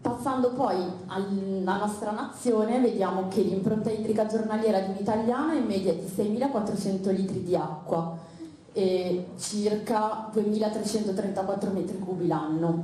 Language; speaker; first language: Italian; native; Italian